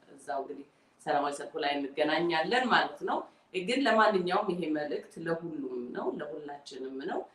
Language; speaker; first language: Amharic; non-native, local second language; Tigrinya